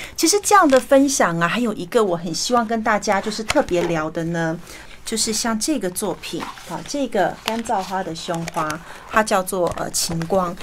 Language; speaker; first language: Chinese; native; Chinese